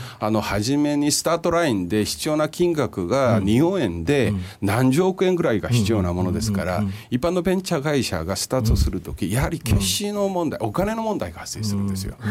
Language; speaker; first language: Japanese; non-native, fluent; Korean